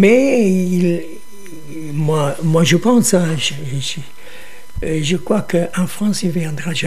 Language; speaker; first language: French; non-native, fluent; Italian